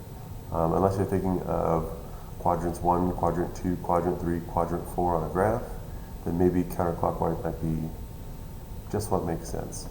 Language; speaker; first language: English; native; English